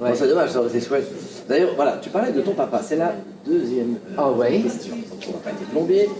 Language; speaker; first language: French; native; French